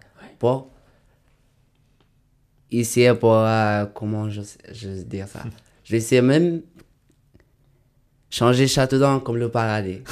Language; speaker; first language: French; non-native, learner; Arabic